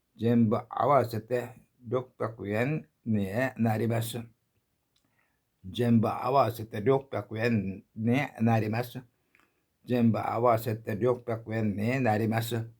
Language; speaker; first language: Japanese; non-native, learner; Korean